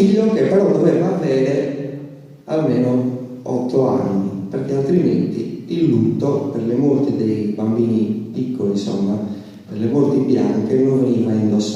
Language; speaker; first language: Italian; native; Italian